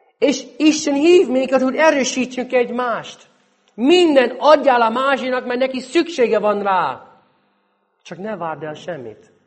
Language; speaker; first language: Hungarian; non-native, fluent; English